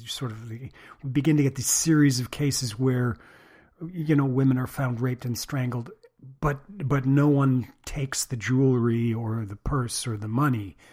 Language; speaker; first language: English; native; English